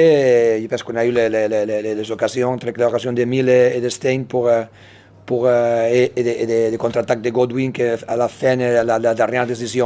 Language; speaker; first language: French; non-native, fluent; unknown